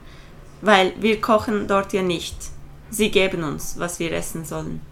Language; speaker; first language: German; non-native, fluent; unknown